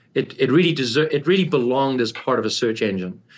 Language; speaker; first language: English; native; English